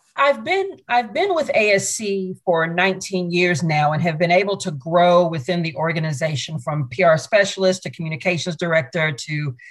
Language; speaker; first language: English; native; English